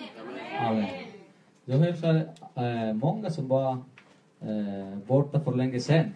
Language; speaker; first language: Swedish; non-native, learner; Spanish